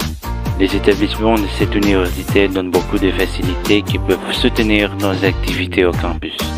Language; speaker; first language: French; non-native, learner; Indonesian